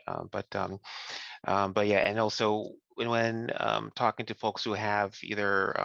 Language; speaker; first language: English; native; English